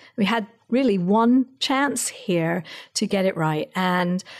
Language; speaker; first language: English; native; English